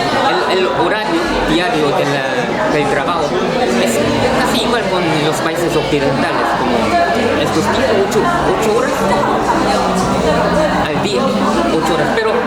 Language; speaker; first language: Spanish; non-native, fluent; Korean